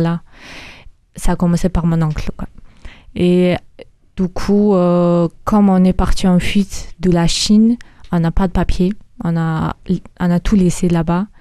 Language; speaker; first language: French; early bilingual, other home language; Mongolian